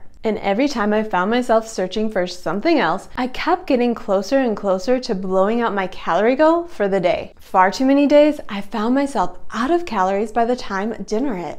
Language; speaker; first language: English; native; English